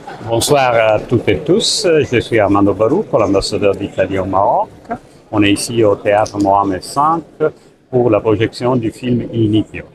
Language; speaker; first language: French; non-native, fluent; Italian